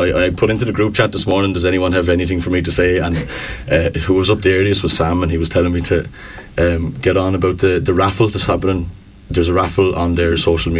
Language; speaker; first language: English; native; English